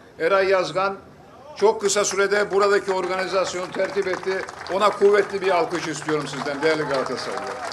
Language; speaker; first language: Turkish; native; Turkish